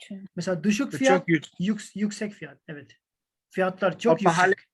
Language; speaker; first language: Turkish; non-native, learner; Urdu